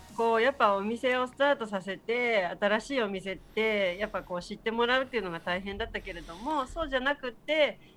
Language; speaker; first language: Japanese; native; Japanese